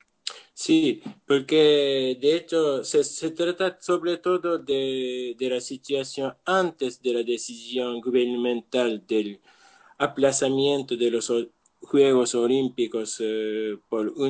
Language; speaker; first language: Spanish; non-native, learner; Japanese